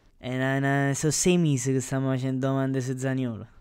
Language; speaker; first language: Italian; native; Italian